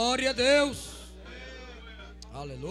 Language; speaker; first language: Portuguese; native; Portuguese